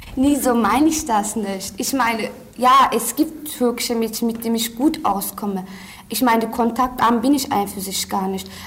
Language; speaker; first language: German; early bilingual, other home language; Turkish